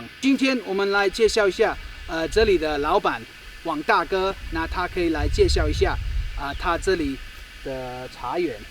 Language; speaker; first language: Chinese; non-native, fluent; English